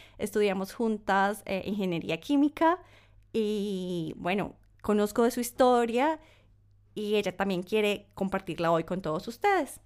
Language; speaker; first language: Spanish; native; Spanish